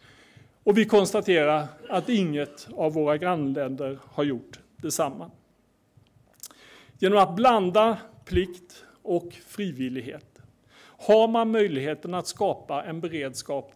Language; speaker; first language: Swedish; native; Swedish